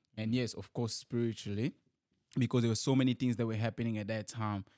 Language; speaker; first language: English; early bilingual, other home language; Lingala